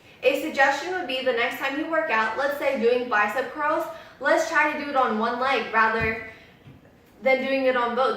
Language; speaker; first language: English; native; English